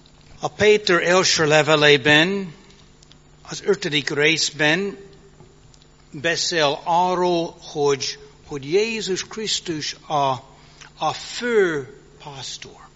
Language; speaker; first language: Hungarian; early bilingual, heritage; English